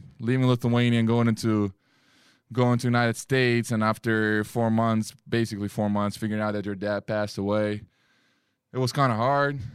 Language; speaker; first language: English; non-native, fluent; Lithuanian